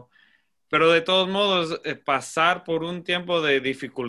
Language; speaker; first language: Spanish; non-native, fluent; English